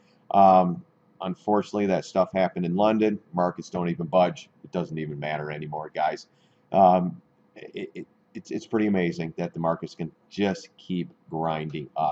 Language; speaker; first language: English; native; English